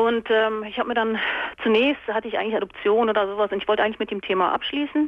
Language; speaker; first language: German; native; German